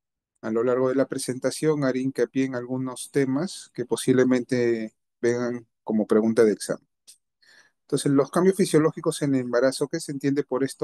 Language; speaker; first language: Spanish; native; Spanish